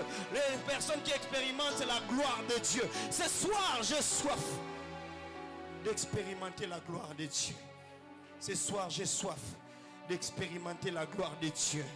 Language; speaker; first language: French; non-native, local second language; Lingala